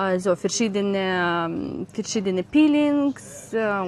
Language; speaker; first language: German; non-native, learner; Ukrainian